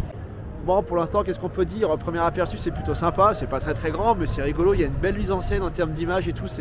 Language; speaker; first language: French; native; French